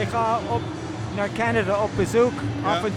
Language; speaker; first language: Dutch; non-native, fluent; English